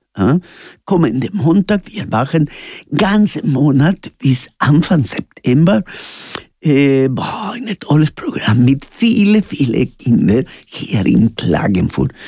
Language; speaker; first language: German; non-native, fluent; Spanish